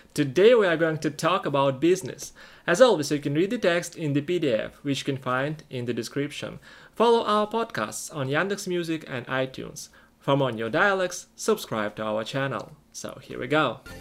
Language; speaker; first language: English; non-native, fluent; Russian